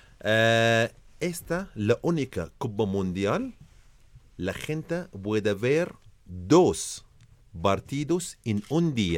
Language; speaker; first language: Spanish; non-native, learner; Arabic